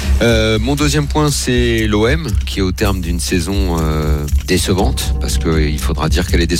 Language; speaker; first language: French; native; French